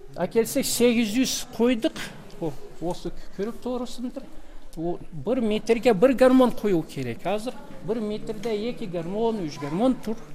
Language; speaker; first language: Kazakh; non-native, local second language; Russian